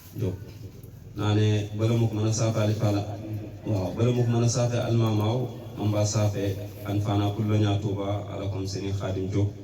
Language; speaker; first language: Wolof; non-native, local second language; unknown